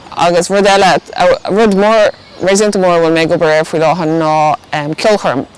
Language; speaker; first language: Irish; non-native, local second language; English